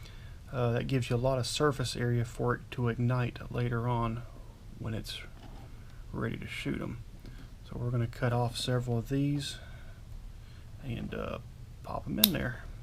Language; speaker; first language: English; native; English